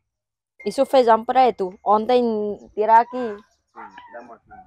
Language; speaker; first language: Portuguese; non-native, learner; Vietnamese